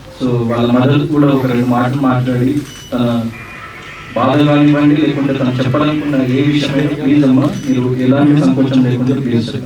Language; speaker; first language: Telugu; native; Telugu